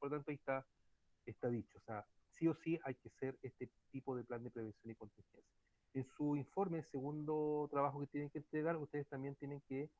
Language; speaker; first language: Spanish; native; Spanish